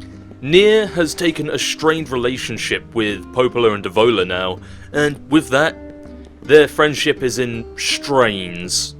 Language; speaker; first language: English; native; English